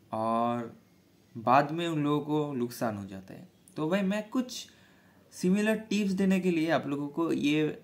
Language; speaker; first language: Hindi; non-native, local second language; Bangla